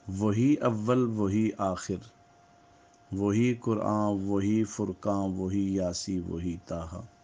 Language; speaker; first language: Urdu; native; Urdu